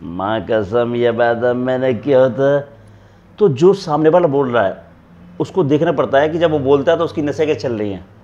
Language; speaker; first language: Hindi; native; Hindi